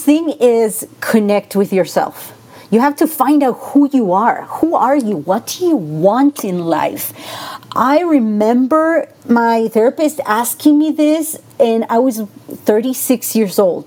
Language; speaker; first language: English; non-native, fluent; Spanish